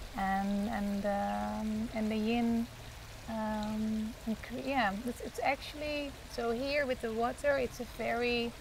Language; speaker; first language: English; non-native, fluent; Dutch